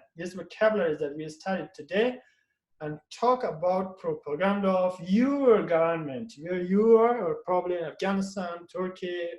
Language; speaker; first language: English; non-native, fluent; Persian